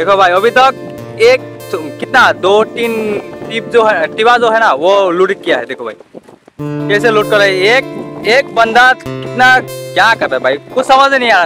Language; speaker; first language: Hindi; non-native, local second language; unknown